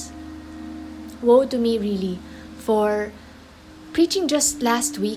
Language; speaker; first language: English; non-native, local second language; Filipino